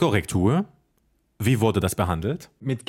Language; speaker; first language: German; non-native, fluent; Arabic